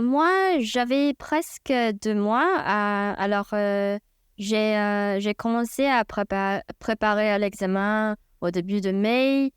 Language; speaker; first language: French; non-native, fluent; Chinese